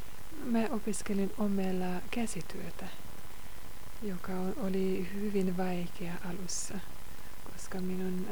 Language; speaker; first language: Finnish; non-native, fluent; Hungarian